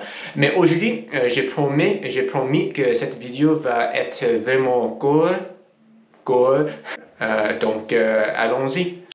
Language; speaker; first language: French; non-native, learner; English